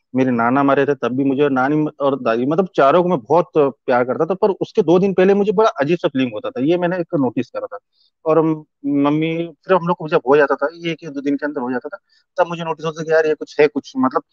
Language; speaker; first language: Hindi; native; Hindi